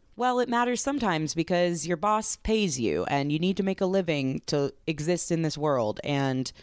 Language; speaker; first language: English; native; English